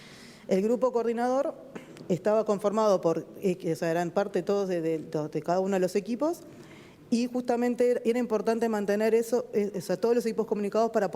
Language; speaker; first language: Spanish; native; Spanish